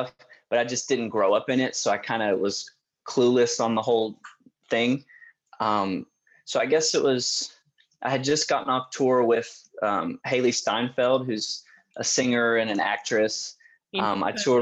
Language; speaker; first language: English; native; English